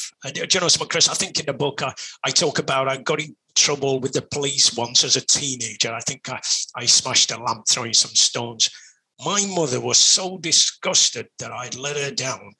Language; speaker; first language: English; native; English